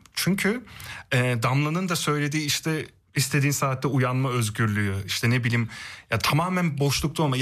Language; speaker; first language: Turkish; early bilingual, heritage; Turkish